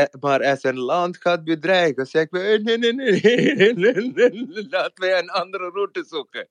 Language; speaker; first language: Dutch; non-native, fluent; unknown